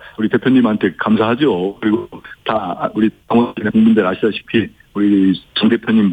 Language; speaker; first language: Korean; native; Korean